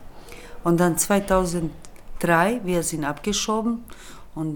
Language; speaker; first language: German; early bilingual, other home language; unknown